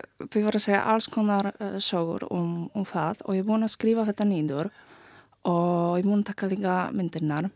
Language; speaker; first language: Icelandic; non-native, learner; Polish